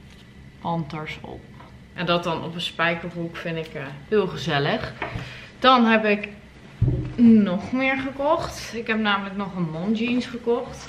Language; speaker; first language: Dutch; native; Dutch